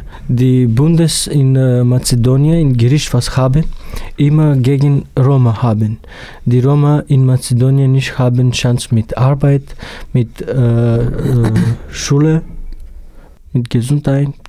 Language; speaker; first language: German; non-native, learner; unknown